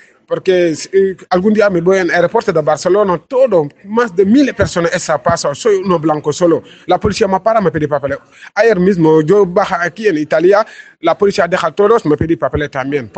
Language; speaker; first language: Spanish; non-native, learner; Wolof